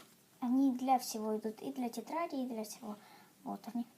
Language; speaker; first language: Russian; native; Russian